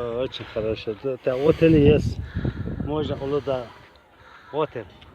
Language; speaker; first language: Russian; early bilingual, heritage; Turkish